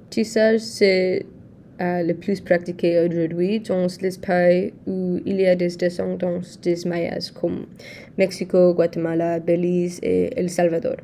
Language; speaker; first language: French; non-native, learner; English